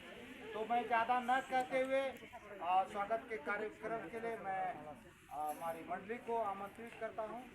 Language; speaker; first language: Hindi; native; Hindi